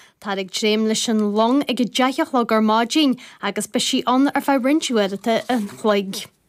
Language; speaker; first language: Irish; native; Irish